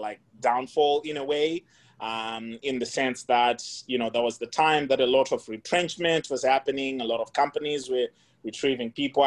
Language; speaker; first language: English; non-native, local second language; Shona